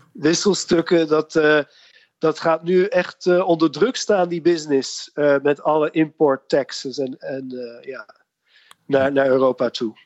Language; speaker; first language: Dutch; native; Dutch